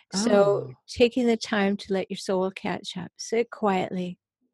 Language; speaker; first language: English; native; English